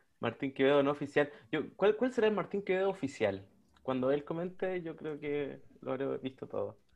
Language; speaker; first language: Spanish; native; Spanish